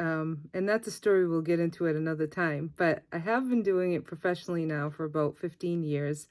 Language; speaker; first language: English; native; English